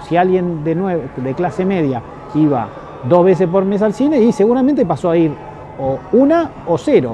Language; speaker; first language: Spanish; native; Spanish